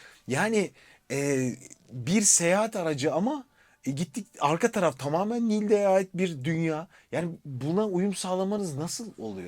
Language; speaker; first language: Turkish; native; Turkish